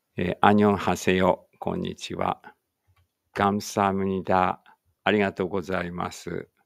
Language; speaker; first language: Japanese; native; Japanese